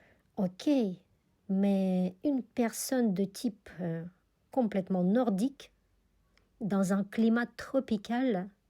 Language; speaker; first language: French; non-native, fluent; Russian